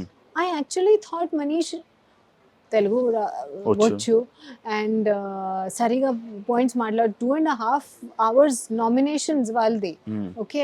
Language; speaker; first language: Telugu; non-native, learner; Hindi